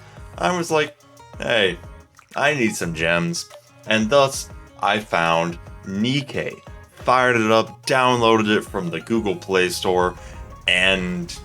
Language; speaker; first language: English; native; English